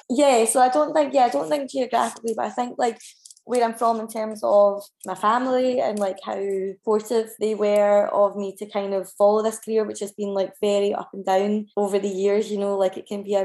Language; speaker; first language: English; native; English